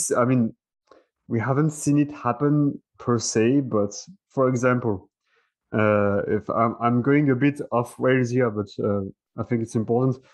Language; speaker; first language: English; non-native, fluent; French